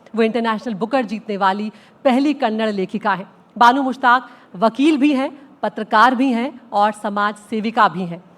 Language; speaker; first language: Hindi; native; Hindi